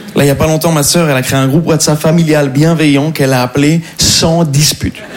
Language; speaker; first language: French; non-native, local second language; Arabic